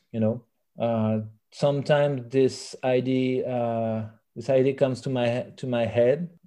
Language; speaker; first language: English; non-native, fluent; French